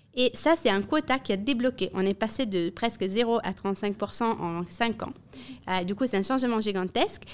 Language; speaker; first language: French; non-native, fluent; Italian